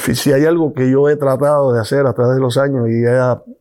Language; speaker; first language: Spanish; native; Spanish